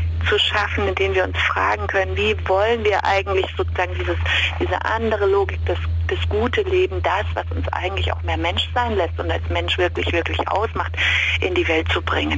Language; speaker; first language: German; native; German